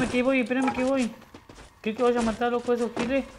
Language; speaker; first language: Spanish; native; Spanish